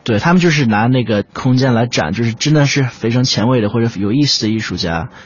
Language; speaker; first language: Chinese; native; Chinese